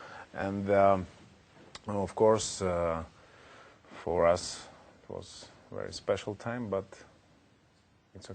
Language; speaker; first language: English; non-native, learner; Russian